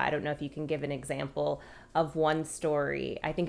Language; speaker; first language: English; native; English